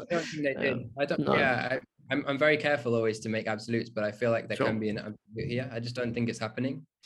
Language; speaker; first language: English; native; English